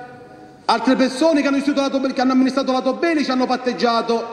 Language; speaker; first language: Italian; native; Italian